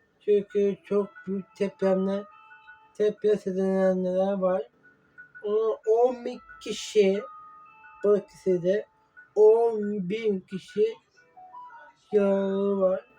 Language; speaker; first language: Turkish; non-native, learner; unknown